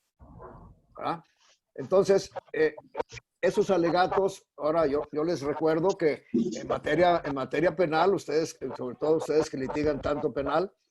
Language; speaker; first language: Spanish; native; Spanish